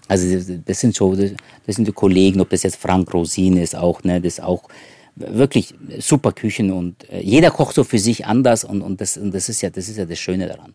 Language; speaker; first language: German; early bilingual, other home language; Turkish